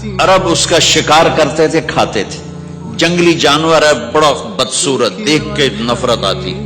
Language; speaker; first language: Urdu; non-native, local second language; Punjabi